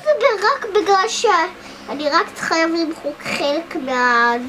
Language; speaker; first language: Hebrew; early bilingual, other home language; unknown